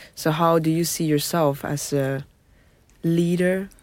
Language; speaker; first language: English; non-native, fluent; Chinese